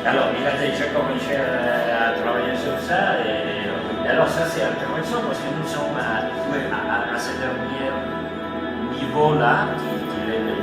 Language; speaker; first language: French; non-native, learner; Italian